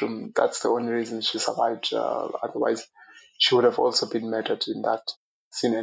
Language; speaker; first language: English; non-native, local second language; Xhosa